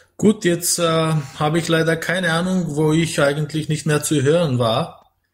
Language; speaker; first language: German; non-native, fluent; Romanian